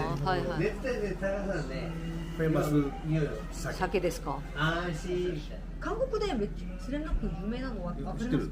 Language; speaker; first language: Japanese; non-native, learner; Korean